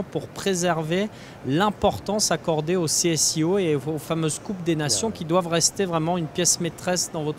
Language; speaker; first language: French; native; French